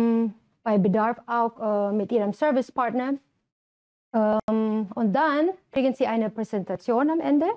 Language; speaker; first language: German; non-native, fluent; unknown